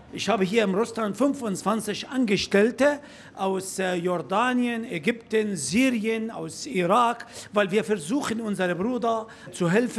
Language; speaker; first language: German; non-native, fluent; Arabic